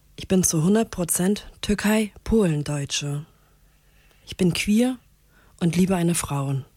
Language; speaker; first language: German; early bilingual, other home language; Turkish